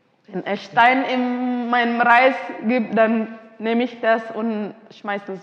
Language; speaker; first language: German; non-native, fluent; Indonesian